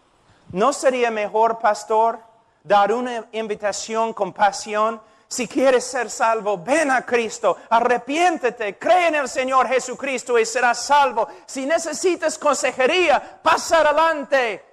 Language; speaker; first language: Spanish; non-native, fluent; English